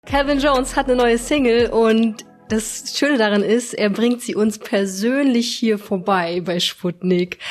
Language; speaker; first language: German; native; German